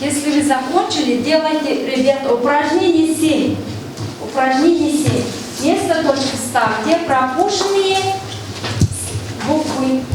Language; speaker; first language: Russian; non-native, fluent; Mongolian